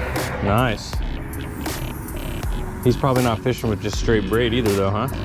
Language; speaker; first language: English; native; English